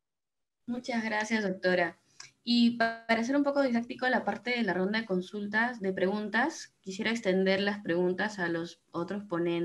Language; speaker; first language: Spanish; native; Spanish